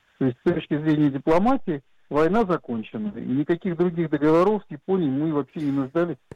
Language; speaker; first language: Russian; native; Russian